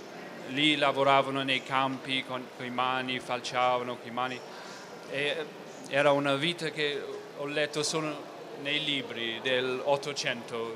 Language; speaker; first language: Italian; non-native, fluent; English